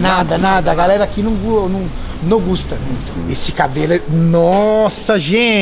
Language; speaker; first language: Portuguese; native; Portuguese